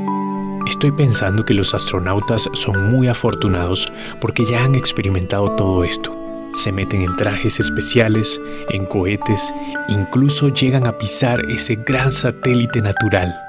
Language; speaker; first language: Spanish; native; Spanish